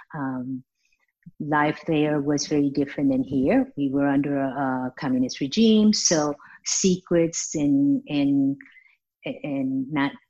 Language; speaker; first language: English; early bilingual, other home language; Spanish